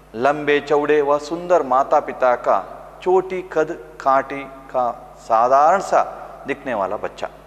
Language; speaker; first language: Hindi; non-native, local second language; Kannada